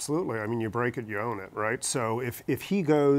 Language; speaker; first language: English; native; English